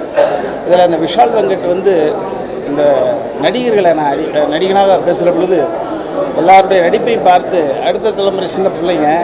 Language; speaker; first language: Tamil; native; Tamil